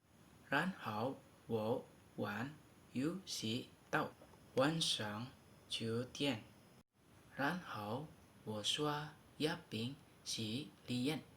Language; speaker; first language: Chinese; non-native, learner; Indonesian